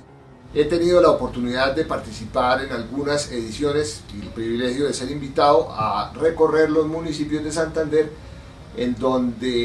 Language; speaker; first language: Spanish; native; Spanish